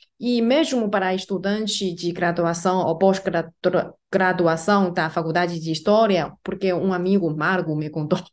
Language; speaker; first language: Portuguese; non-native, fluent; Chinese